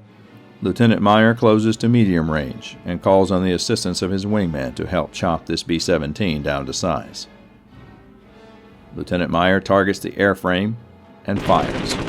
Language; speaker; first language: English; native; English